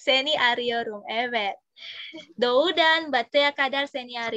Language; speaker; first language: Turkish; non-native, learner; Indonesian